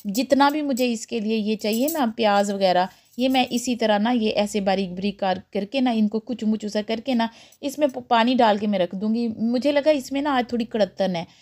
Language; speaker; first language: Urdu; non-native, local second language; Punjabi